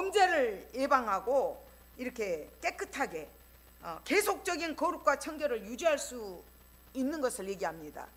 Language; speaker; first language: Korean; native; Korean